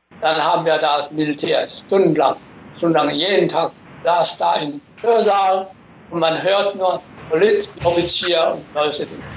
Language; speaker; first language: German; non-native, fluent; Chinese